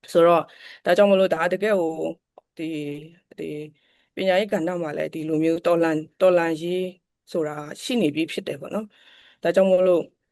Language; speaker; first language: Burmese; non-native, local second language; Kachin